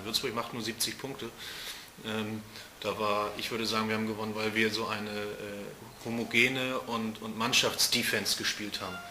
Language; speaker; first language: German; native; German